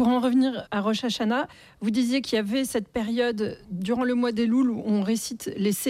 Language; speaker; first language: French; native; French